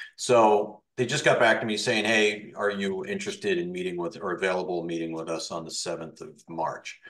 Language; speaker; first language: English; native; English